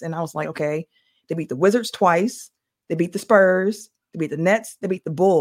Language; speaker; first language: English; native; English